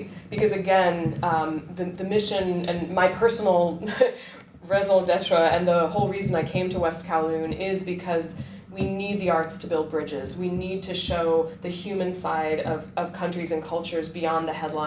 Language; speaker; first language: English; native; English